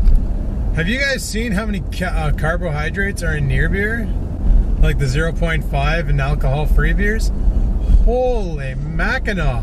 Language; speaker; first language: English; native; English